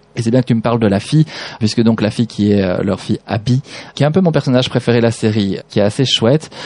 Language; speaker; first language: French; native; French